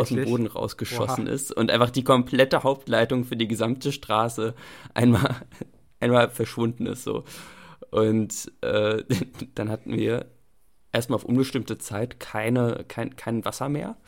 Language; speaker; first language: German; native; German